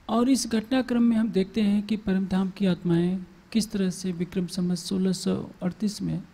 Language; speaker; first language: Hindi; native; Hindi